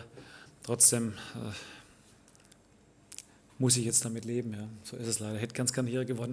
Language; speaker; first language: German; native; German